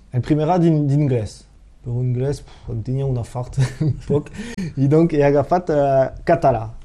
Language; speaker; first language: Catalan; non-native, local second language; French